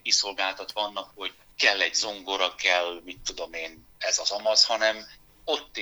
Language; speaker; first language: Hungarian; native; Hungarian